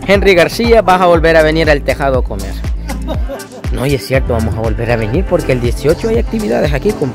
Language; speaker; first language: Spanish; native; Spanish